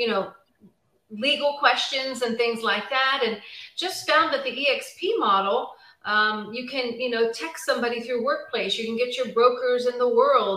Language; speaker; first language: English; native; English